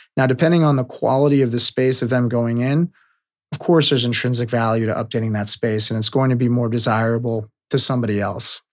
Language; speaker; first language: English; native; English